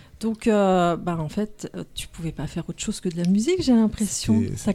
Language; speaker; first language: French; native; French